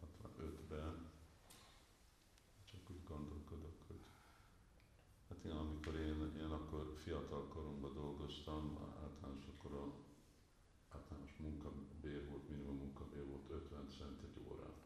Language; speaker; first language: Hungarian; early bilingual, heritage; Hungarian